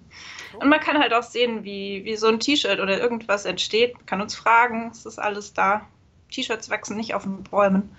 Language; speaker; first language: German; native; German